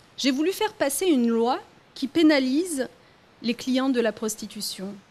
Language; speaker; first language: French; early bilingual, other home language; Riffian